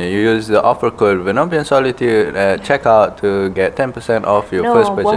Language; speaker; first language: English; non-native, local second language; Malay